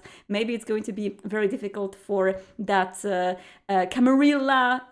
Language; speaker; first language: English; non-native, fluent; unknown